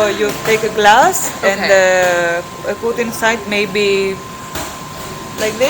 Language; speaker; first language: English; non-native, fluent; Greek